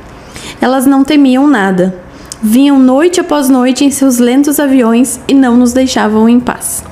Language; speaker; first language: Portuguese; native; Portuguese